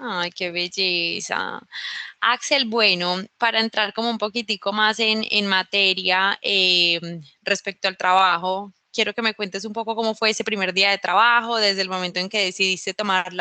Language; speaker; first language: Spanish; native; Spanish